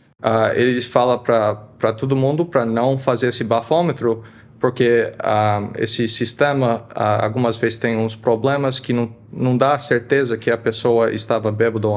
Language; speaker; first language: Portuguese; early bilingual, heritage; Portuguese